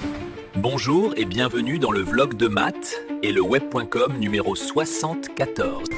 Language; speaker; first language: French; native; French